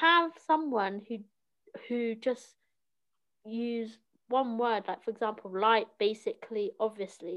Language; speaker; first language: English; early bilingual, other home language; Cantonese